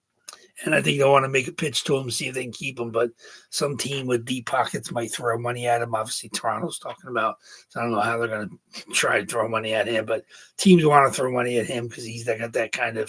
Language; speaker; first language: English; native; English